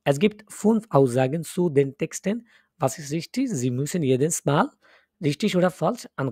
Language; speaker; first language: German; non-native, fluent; Bangla